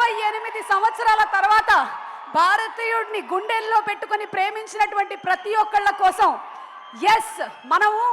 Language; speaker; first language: Telugu; native; Telugu